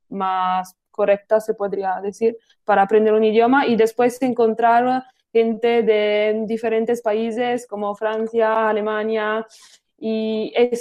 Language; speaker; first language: Spanish; non-native, learner; Italian